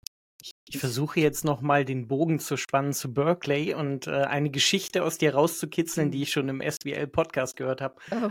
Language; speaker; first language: German; native; German